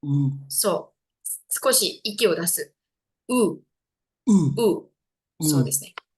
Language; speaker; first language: Japanese; non-native, fluent; Indonesian